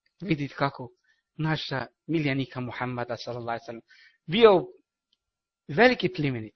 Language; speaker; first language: Bosnian; non-native, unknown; Arabic